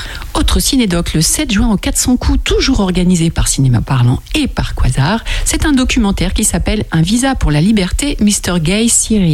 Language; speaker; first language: French; native; French